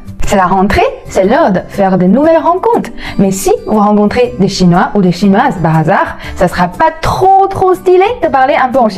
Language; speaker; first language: French; non-native, fluent; Chinese